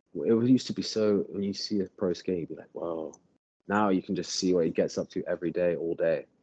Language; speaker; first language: English; native; English